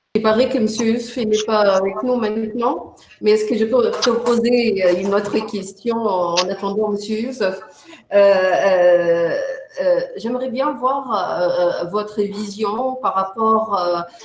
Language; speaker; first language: French; non-native, local second language; Arabic